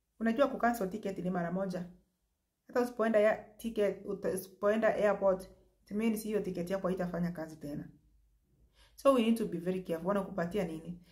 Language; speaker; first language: Swahili; native; Swahili